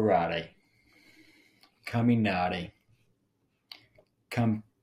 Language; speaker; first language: Italian; non-native, learner; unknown